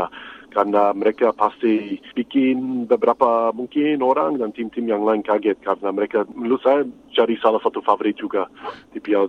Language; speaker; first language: Indonesian; non-native, fluent; English